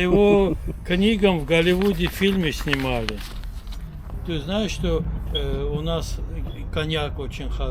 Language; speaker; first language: Russian; non-native, local second language; Armenian